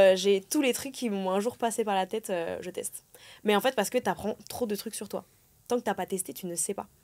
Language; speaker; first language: French; native; French